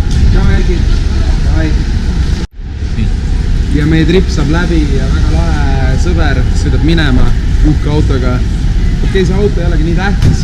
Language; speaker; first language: Estonian; native; Estonian